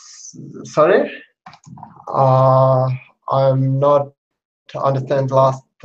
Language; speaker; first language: English; non-native, learner; Russian